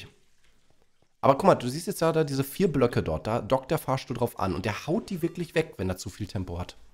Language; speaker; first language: German; native; German